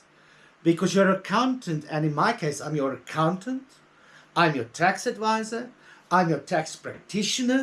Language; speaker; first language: English; native; English